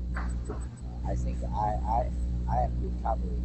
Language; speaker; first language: English; non-native, learner; Arabic